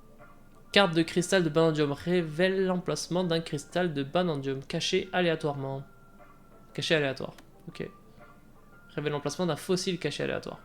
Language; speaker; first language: French; native; French